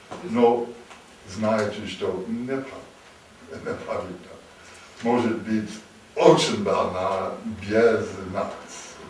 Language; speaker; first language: Russian; non-native, learner; English